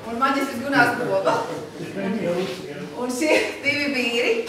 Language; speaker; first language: Latvian; native; Latvian